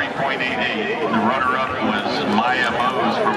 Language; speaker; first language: English; native; English